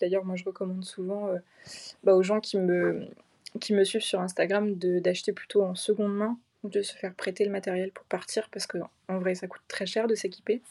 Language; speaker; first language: French; native; French